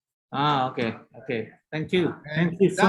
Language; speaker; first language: English; non-native, learner; Indonesian